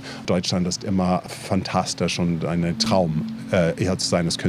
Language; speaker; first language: German; non-native, learner; English